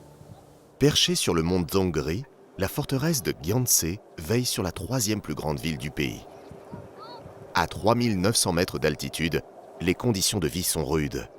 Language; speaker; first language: French; native; French